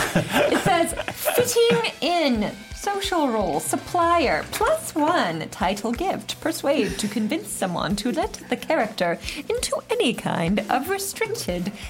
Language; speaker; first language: English; native; English